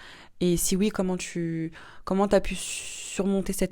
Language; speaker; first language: French; native; French